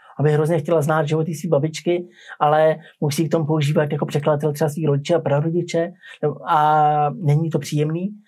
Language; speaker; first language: Czech; native; Czech